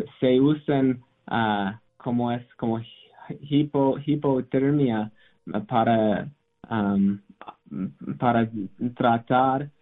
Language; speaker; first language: Spanish; non-native, learner; English